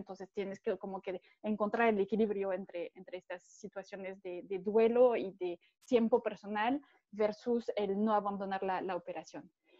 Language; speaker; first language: Spanish; non-native, fluent; French